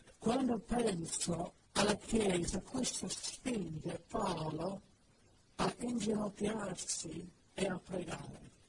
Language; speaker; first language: Italian; non-native, fluent; English